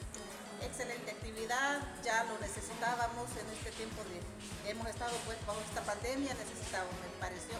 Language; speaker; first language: Spanish; native; Spanish